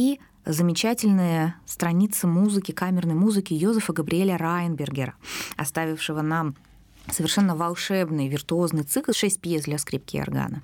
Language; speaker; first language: Russian; native; Russian